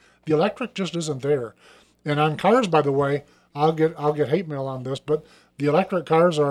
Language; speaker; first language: English; native; English